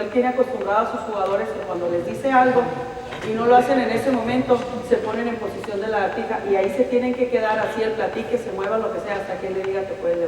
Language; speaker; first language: Spanish; native; Spanish